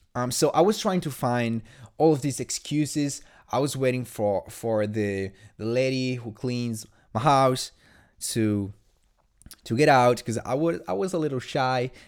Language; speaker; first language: English; non-native, fluent; Italian